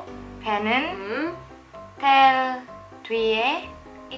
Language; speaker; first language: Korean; non-native, learner; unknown